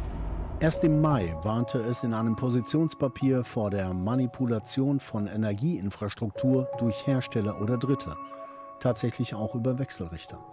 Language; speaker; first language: German; native; German